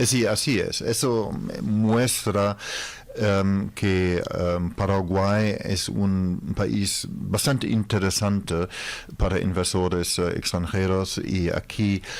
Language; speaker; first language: Spanish; non-native, fluent; German